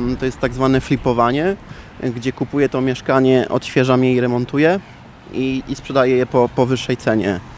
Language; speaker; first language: Polish; early bilingual, heritage; Polish